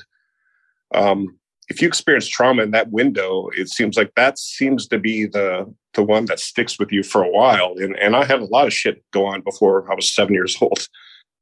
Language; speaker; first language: English; native; English